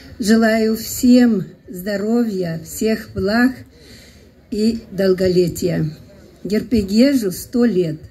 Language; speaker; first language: Russian; non-native, local second language; Karachay-Balkar